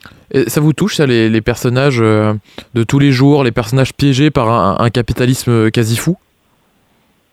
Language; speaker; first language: French; native; French